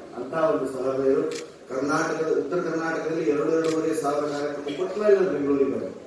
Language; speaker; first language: Kannada; native; Kannada